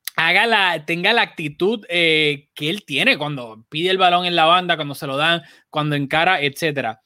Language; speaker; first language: Spanish; native; Spanish